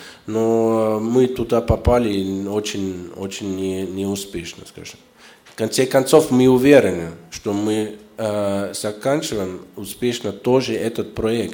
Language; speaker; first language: Russian; non-native, fluent; German